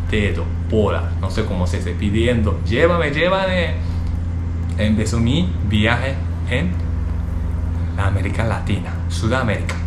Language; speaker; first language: Spanish; non-native, learner; Japanese